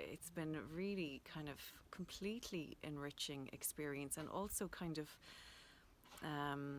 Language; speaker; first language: English; native; English